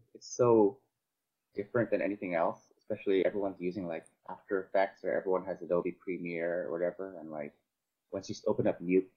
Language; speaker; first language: English; native; English